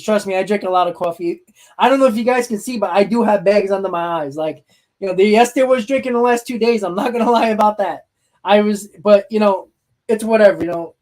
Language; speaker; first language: English; native; English